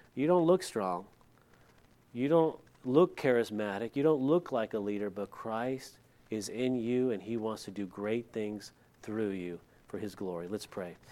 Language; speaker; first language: English; early bilingual, other home language; Dutch